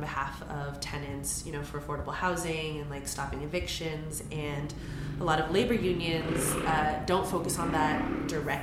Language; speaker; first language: English; native; English